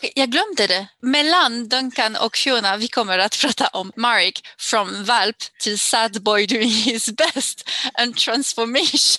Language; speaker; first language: Swedish; non-native, fluent; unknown